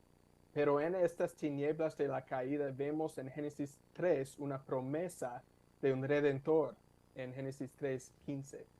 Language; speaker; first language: Spanish; non-native, fluent; English